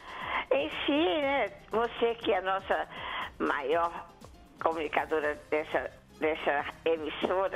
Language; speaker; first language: Portuguese; native; Portuguese